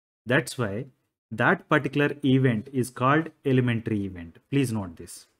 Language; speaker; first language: English; non-native, local second language; Telugu